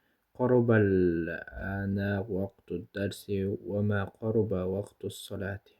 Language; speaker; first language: Arabic; non-native, fluent; Kyrgyz